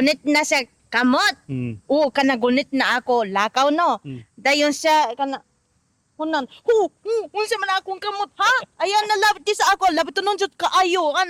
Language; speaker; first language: Cebuano; non-native, learner; Japanese